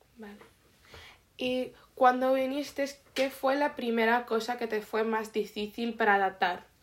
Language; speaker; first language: Spanish; early bilingual, heritage; Spanish